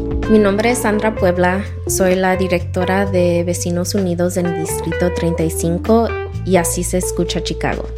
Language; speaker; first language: Spanish; early bilingual, heritage; Spanish